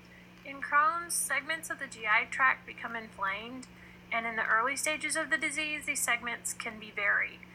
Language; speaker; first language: English; native; English